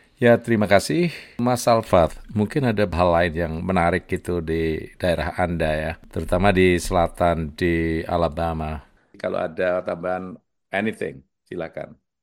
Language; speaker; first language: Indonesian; native; Indonesian